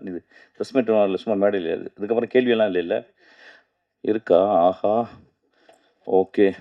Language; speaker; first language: Tamil; native; Tamil